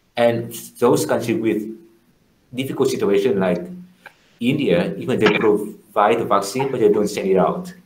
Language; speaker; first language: English; non-native, fluent; Vietnamese